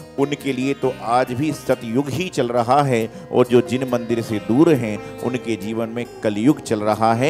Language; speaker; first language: Hindi; native; Hindi